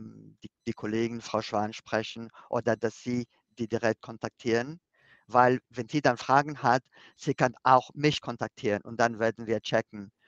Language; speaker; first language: German; non-native, fluent; Spanish